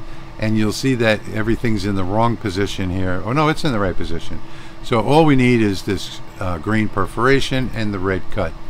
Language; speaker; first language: English; native; English